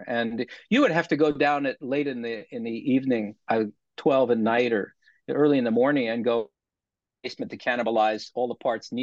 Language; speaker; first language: English; native; English